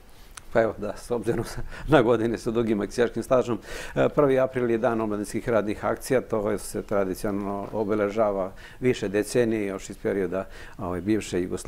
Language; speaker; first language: Serbian; native; Serbian